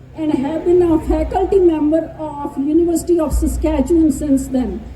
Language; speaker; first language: English; non-native, local second language; Punjabi